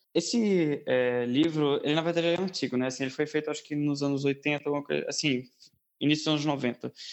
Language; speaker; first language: Portuguese; native; Portuguese